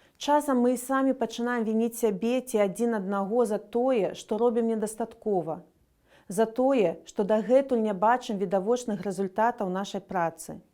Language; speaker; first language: Belarusian; native; Belarusian